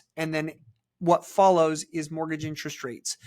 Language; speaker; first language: English; native; English